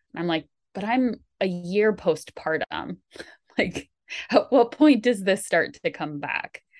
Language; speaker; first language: English; native; English